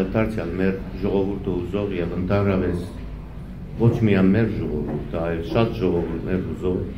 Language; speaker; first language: Armenian; early bilingual, heritage; Armenian